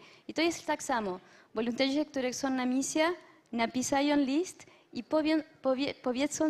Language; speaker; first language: Polish; non-native, learner; French